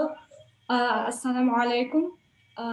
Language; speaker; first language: Arabic; non-native, fluent; Russian